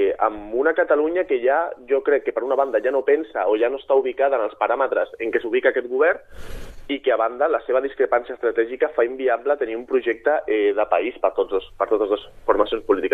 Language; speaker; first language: Catalan; native; Catalan